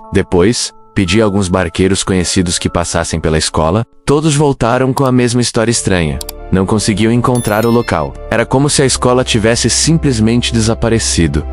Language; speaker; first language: Portuguese; native; Portuguese